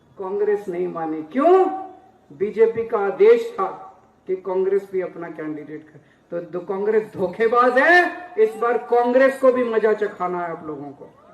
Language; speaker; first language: Hindi; native; Hindi